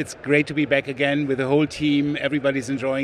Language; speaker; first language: English; non-native, fluent; German